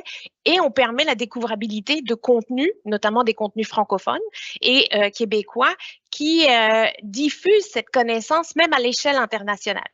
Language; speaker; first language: French; native; French